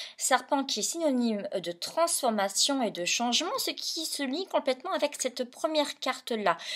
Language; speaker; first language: French; native; French